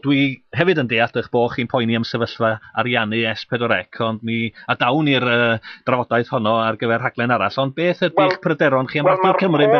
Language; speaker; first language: Welsh; native; Welsh